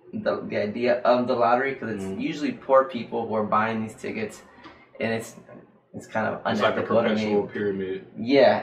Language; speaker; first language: English; native; English